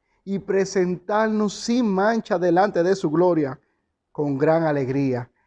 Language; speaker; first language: Spanish; native; Spanish